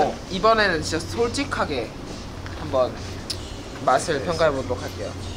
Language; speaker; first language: Korean; native; Korean